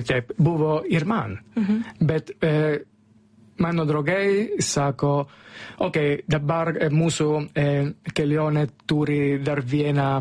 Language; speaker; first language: Lithuanian; non-native, learner; Italian